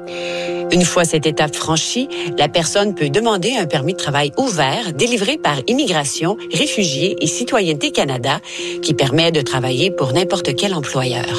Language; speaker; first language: French; native; French